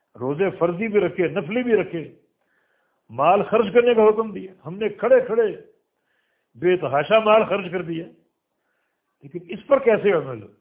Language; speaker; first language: Urdu; native; Urdu